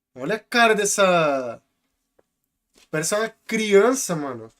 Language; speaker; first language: Portuguese; native; Portuguese